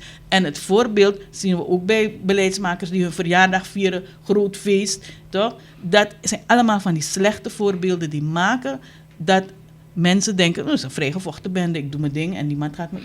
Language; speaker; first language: Dutch; native; Dutch